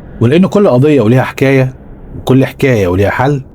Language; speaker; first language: Arabic; native; Arabic